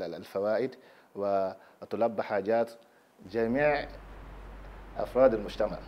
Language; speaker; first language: Arabic; non-native, fluent; Yoruba